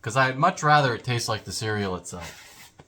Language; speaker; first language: English; native; English